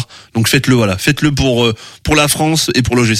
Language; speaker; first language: French; native; French